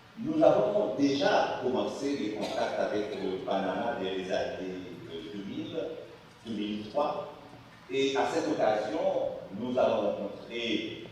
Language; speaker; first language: French; native; French